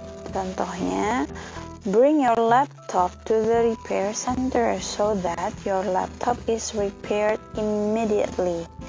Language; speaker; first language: English; non-native, fluent; Indonesian